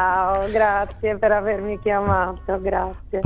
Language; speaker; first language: Italian; native; Italian